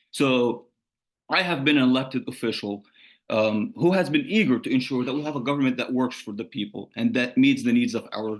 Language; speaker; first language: English; non-native, fluent; Arabic